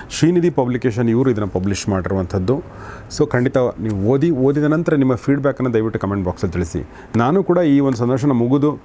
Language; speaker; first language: Kannada; native; Kannada